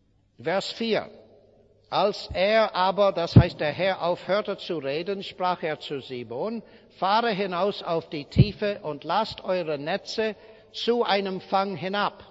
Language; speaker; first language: German; non-native, fluent; English